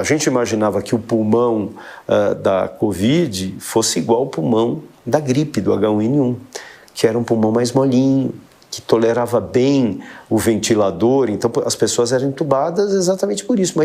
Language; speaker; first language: Portuguese; native; Portuguese